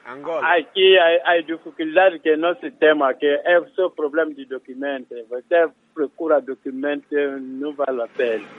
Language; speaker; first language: Portuguese; non-native, learner; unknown